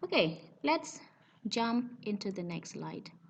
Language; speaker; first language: English; non-native, fluent; Indonesian